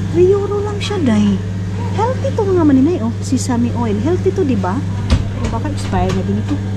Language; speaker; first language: Filipino; non-native, local second language; Cebuano